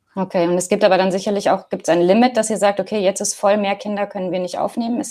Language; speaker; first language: German; native; German